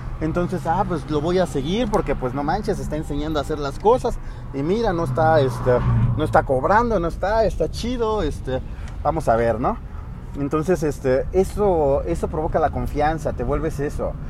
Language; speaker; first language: Spanish; native; Spanish